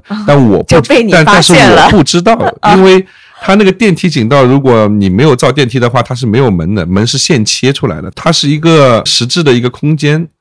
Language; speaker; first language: Chinese; native; Chinese